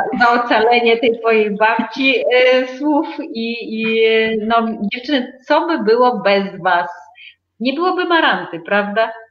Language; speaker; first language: Polish; non-native, local second language; Lithuanian